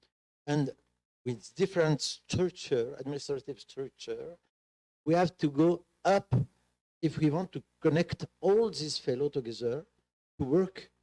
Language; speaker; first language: English; non-native, fluent; French